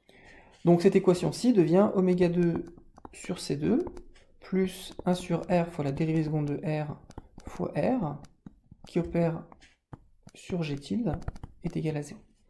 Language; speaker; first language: French; native; French